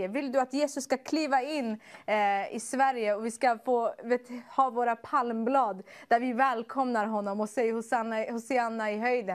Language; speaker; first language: Swedish; early bilingual, other home language; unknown